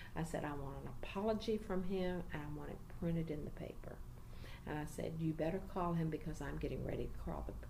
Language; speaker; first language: English; native; English